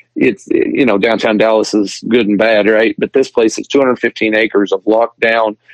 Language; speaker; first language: English; native; English